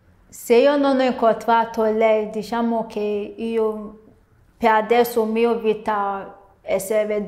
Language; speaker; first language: Italian; non-native, learner; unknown